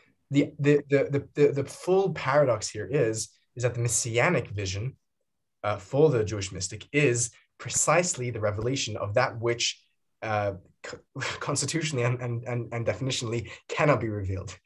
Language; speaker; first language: English; native; English